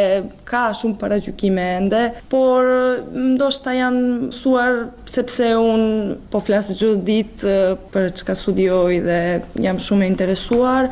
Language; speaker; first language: Albanian; non-native, fluent; Serbian